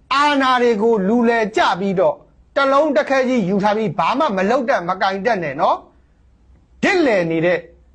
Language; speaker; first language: Burmese; non-native, local second language; Hakha Chin